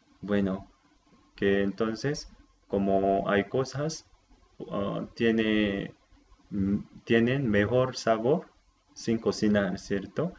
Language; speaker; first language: Spanish; non-native, fluent; Japanese